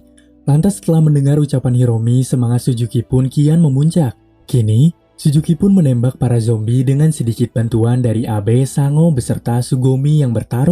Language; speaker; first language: Indonesian; native; Indonesian